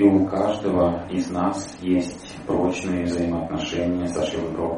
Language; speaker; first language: Russian; native; Russian